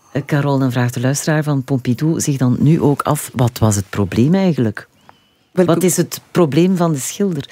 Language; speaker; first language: Dutch; native; Dutch